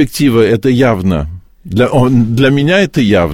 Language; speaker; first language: Russian; early bilingual, heritage; Russian